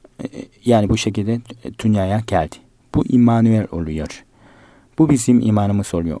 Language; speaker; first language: Turkish; non-native, fluent; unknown